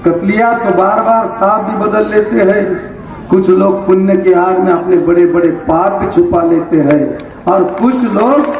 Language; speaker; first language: Hindi; non-native, local second language; Marathi